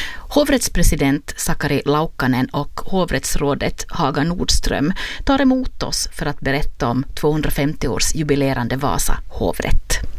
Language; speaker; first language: Swedish; native; Swedish